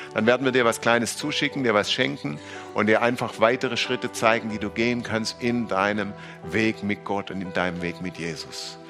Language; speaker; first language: German; native; German